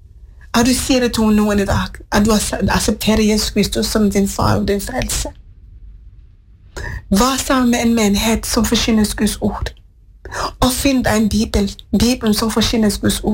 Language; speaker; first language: Norwegian; non-native, fluent; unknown